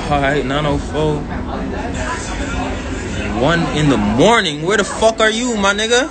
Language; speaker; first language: English; native; English